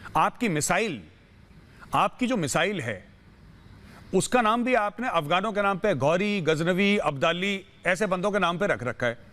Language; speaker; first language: Hindi; native; Hindi